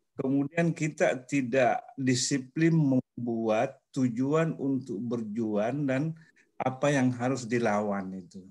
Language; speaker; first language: Indonesian; native; Indonesian